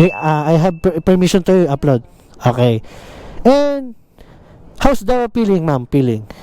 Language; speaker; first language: English; non-native, learner; Filipino